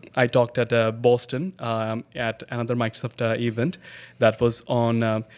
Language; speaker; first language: English; non-native, local second language; Bangla